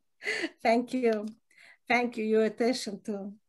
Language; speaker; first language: English; non-native, learner; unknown